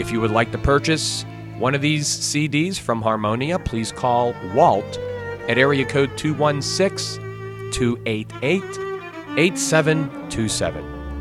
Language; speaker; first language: English; native; English